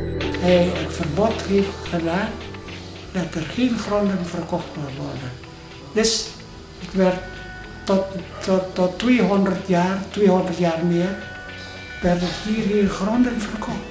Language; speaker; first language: Dutch; non-native, fluent; Indonesian